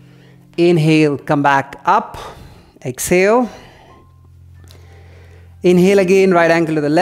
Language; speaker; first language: English; non-native, local second language; Hindi